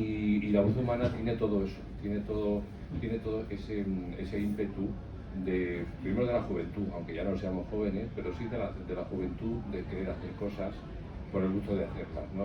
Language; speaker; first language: Spanish; native; Spanish